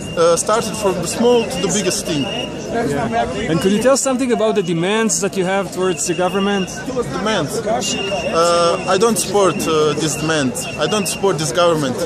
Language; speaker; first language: English; non-native, learner; Bosnian